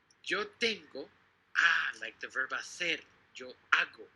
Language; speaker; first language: Spanish; non-native, fluent; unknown